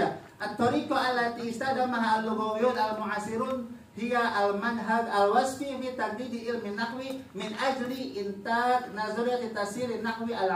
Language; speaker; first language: Arabic; non-native, fluent; Indonesian